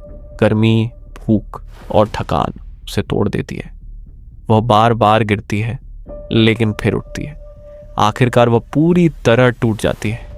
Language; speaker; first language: Hindi; native; Hindi